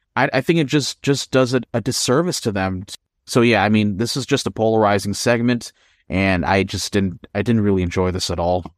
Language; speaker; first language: English; non-native, local second language; Filipino